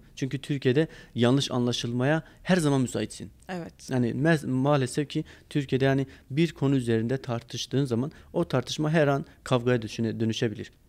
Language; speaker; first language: Turkish; non-native, local second language; Kurdish